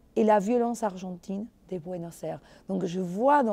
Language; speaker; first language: French; non-native, fluent; Spanish